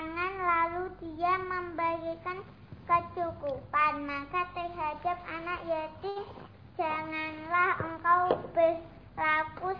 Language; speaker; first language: Indonesian; native; Indonesian